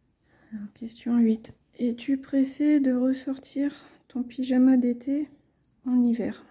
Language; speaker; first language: French; native; French